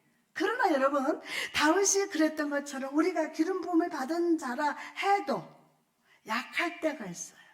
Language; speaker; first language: Korean; native; Korean